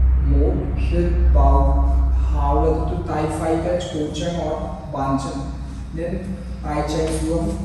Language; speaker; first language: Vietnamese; non-native, learner; Hindi